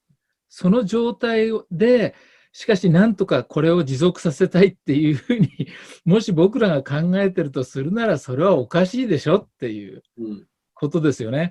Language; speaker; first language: Japanese; native; Japanese